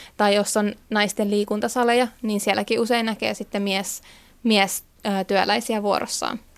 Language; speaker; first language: Finnish; native; Finnish